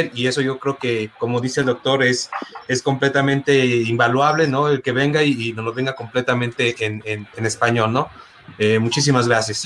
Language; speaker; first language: Spanish; native; Spanish